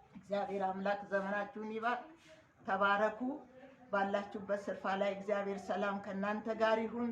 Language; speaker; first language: Amharic; native; Amharic